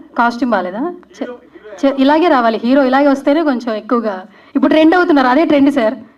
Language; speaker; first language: Telugu; native; Telugu